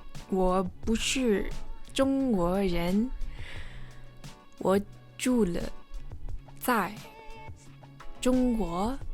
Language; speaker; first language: Chinese; non-native, learner; English